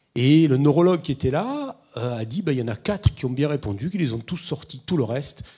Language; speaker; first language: French; native; French